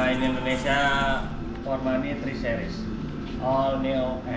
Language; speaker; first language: English; non-native, learner; Indonesian